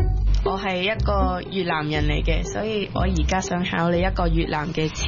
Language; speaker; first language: Chinese; early bilingual, other home language; Vietnamese